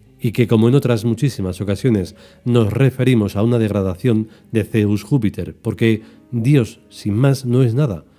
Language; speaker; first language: Spanish; native; Spanish